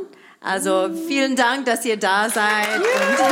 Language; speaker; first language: German; non-native, fluent; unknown